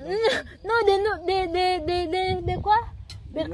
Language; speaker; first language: French; early bilingual, other home language; Vietnamese